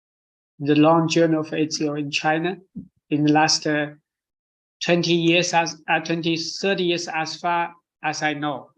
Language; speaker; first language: English; non-native, fluent; Chinese